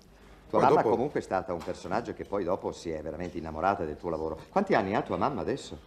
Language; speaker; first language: Italian; native; Italian